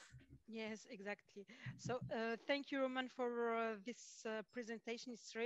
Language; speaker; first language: English; non-native, fluent; Arabic